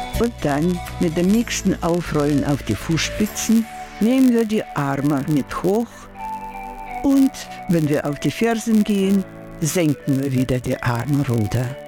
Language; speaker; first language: German; non-native, fluent; Russian